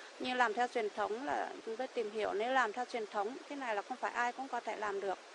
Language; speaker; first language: Vietnamese; non-native, local second language; Iu Mien